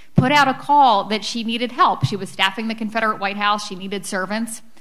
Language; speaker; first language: English; native; English